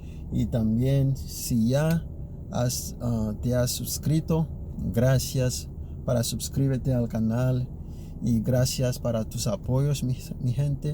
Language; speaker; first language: Spanish; early bilingual, other home language; Haitian Creole